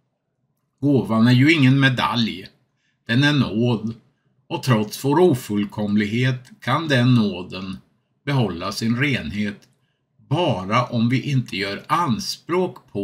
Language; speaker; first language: Swedish; native; Swedish